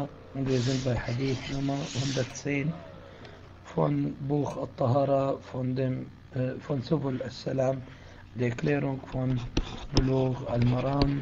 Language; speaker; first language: German; non-native, fluent; Arabic